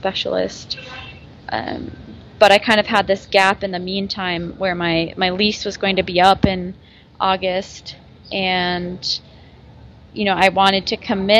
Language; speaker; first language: English; native; English